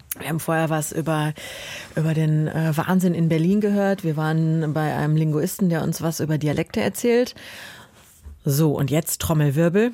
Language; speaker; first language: German; native; German